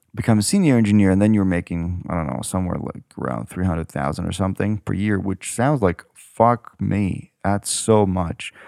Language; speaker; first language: English; non-native, fluent; Ukrainian